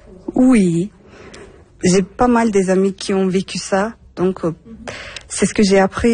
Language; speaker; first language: French; non-native, fluent; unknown